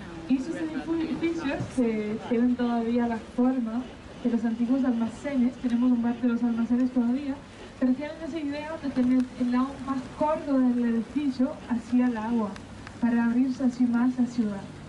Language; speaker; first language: Spanish; non-native, fluent; Danish